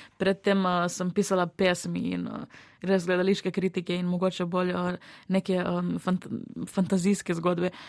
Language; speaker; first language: Slovenian; early bilingual, other home language; Serbian